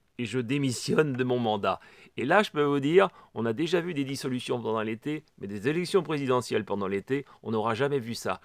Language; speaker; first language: French; native; French